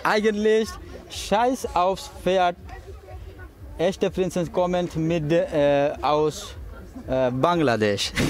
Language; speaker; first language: German; non-native, learner; Bangla